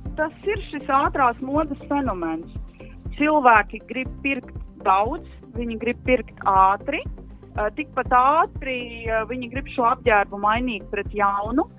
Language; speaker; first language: Latvian; native; Latvian